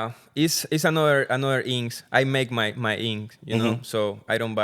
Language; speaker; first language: English; non-native, learner; Spanish